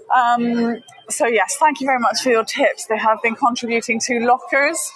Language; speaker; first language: English; native; English